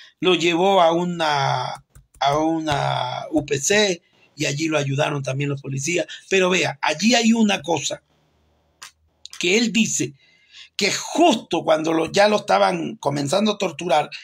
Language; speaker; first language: Spanish; native; Spanish